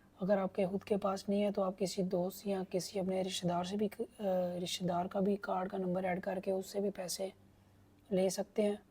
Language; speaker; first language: Urdu; non-native, local second language; Punjabi